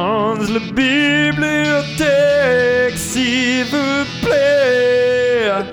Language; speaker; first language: French; non-native, learner; English